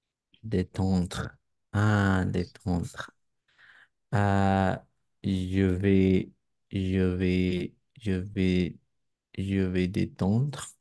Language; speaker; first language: French; non-native, learner; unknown